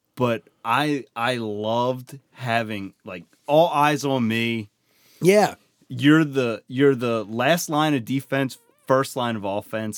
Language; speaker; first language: English; native; English